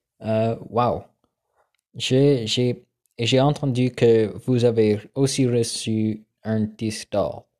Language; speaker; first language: French; non-native, learner; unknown